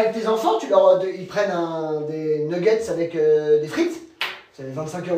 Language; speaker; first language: French; native; French